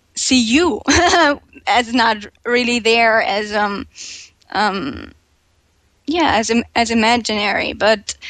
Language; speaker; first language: English; non-native, fluent; German